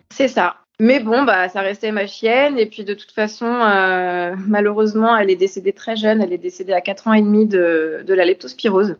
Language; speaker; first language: French; native; French